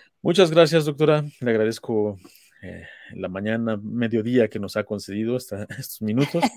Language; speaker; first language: Spanish; native; Spanish